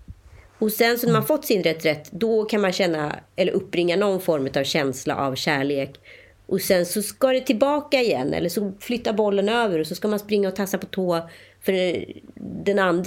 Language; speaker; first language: Swedish; native; Swedish